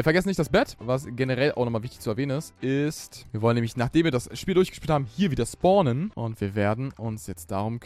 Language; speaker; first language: German; native; German